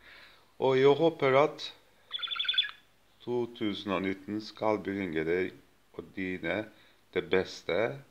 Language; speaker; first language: Swedish; non-native, fluent; Turkish